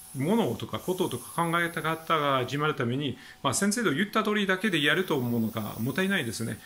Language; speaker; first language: Japanese; non-native, fluent; French